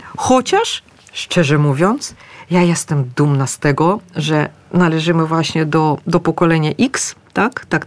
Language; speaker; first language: Polish; non-native, fluent; Russian